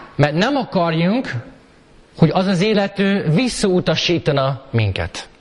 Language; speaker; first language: Hungarian; early bilingual, heritage; Hungarian